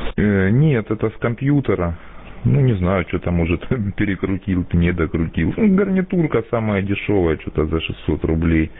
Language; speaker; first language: Russian; native; Russian